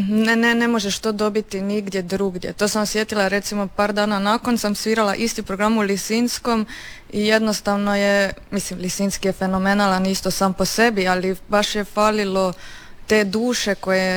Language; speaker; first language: Serbian; native; Serbian